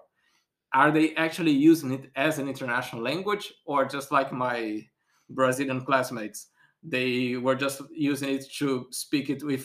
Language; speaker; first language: English; non-native, fluent; Portuguese